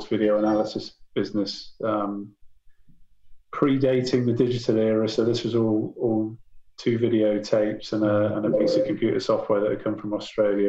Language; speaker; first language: English; native; English